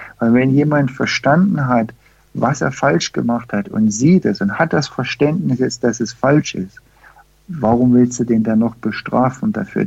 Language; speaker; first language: German; early bilingual, heritage; German